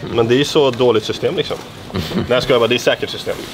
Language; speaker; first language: Swedish; native; Swedish